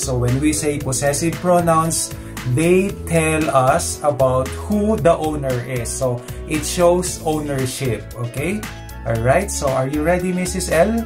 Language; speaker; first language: English; non-native, local second language; Filipino